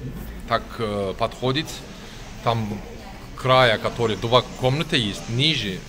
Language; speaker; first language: Russian; non-native, learner; Turkish